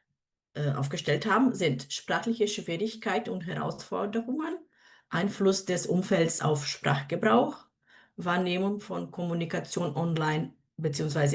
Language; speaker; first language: German; non-native, fluent; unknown